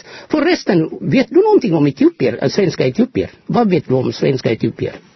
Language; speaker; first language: Swedish; non-native, fluent; Amharic